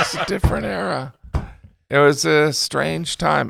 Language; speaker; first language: English; native; English